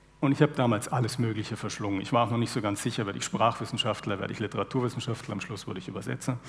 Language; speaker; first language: German; native; German